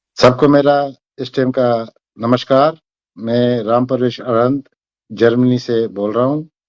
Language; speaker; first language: Hindi; non-native, fluent; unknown